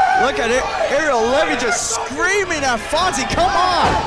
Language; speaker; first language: English; native; English